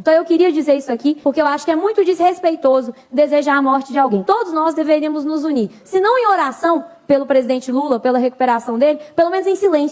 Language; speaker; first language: Portuguese; native; Portuguese